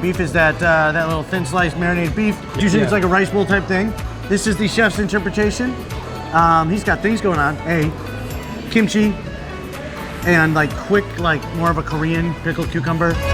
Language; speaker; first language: English; native; English